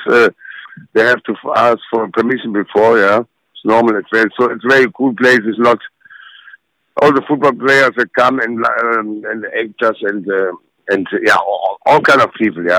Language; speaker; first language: English; non-native, fluent; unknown